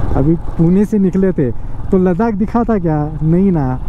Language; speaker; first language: Hindi; non-native, local second language; Marathi